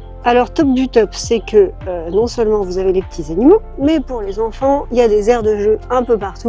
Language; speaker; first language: French; native; French